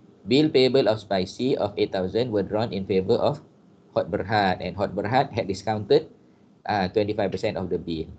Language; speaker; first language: English; non-native, local second language; Malay